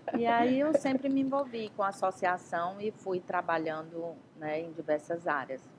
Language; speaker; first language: Portuguese; native; Portuguese